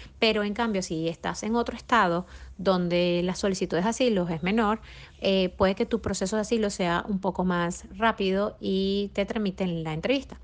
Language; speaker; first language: Spanish; native; Spanish